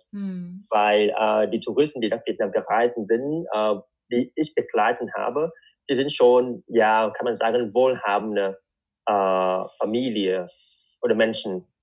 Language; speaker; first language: German; non-native, fluent; Vietnamese